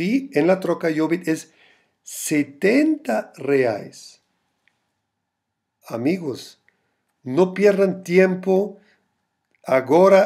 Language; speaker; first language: Spanish; non-native, fluent; German